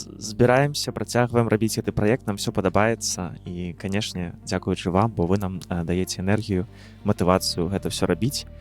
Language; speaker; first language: Belarusian; non-native, local second language; Russian